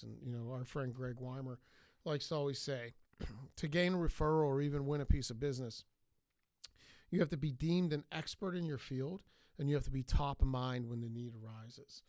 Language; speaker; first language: English; native; English